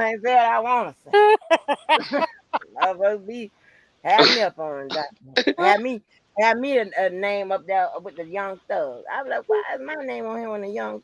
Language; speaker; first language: English; native; English